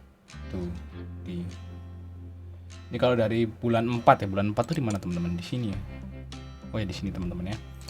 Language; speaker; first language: Indonesian; native; Indonesian